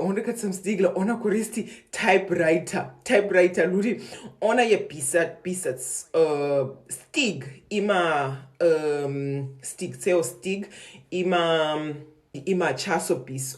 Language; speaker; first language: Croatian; non-native, fluent; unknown